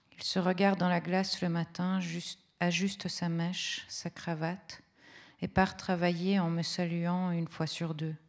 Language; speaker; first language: French; early bilingual, other home language; Italian